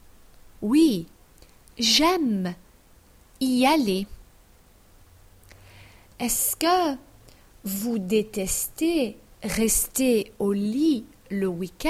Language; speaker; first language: French; non-native, fluent; English